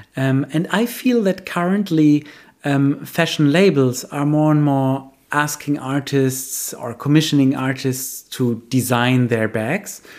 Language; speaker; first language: English; non-native, fluent; German